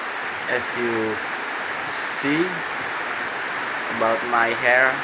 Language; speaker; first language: English; non-native, learner; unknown